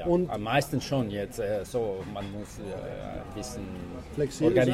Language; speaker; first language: German; non-native, local second language; Italian